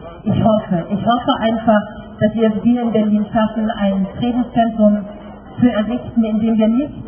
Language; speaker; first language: German; native; German